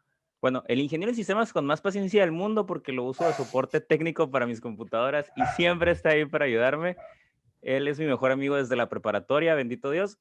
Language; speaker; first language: Spanish; native; Spanish